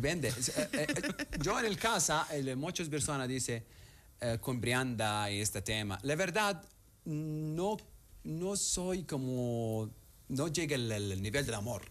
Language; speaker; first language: Spanish; non-native, learner; Arabic